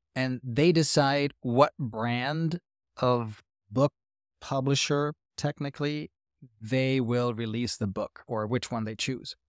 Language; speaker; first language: English; non-native, fluent; German